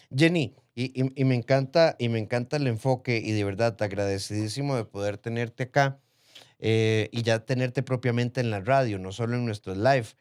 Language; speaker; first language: Spanish; native; Spanish